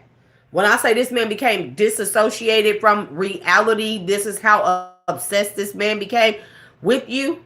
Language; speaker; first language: English; native; English